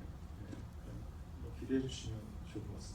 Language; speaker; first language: Korean; native; Korean